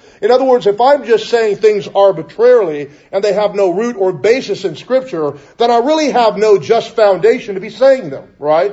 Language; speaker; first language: English; native; English